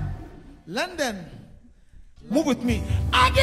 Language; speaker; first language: English; non-native, local second language; Igbo